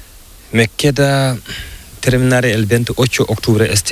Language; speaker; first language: Spanish; non-native, learner; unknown